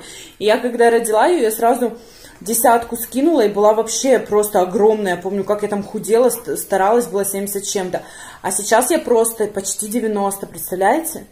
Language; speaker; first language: Russian; native; Russian